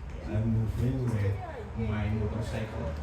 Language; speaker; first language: English; non-native, learner; Indonesian